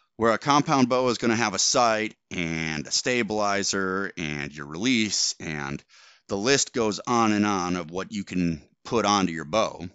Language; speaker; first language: English; native; English